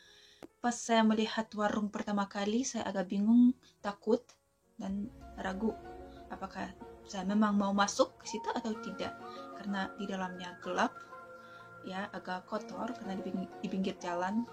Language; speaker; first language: Indonesian; non-native, fluent; Russian